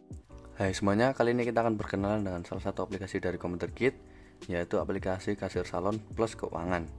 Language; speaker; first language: Indonesian; native; Indonesian